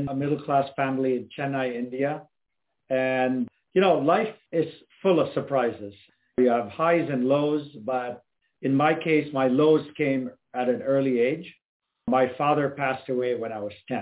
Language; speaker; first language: English; non-native, local second language; Tamil